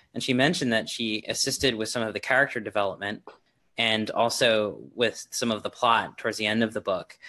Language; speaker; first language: English; native; English